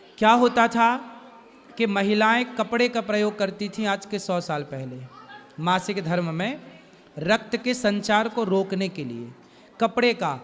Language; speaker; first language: Hindi; native; Hindi